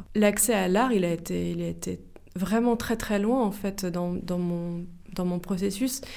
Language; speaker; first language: French; native; French